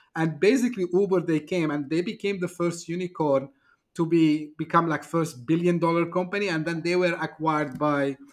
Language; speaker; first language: English; non-native, fluent; Turkish